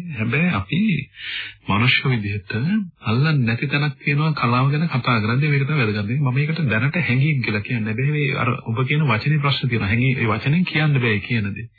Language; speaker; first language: Sinhala; native; Sinhala